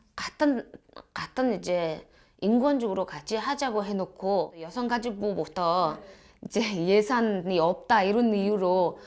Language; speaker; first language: Korean; non-native, fluent; Mongolian